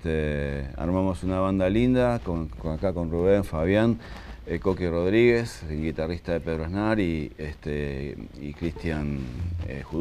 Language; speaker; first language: Spanish; native; Spanish